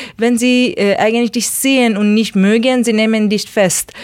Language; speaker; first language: German; non-native, learner; Persian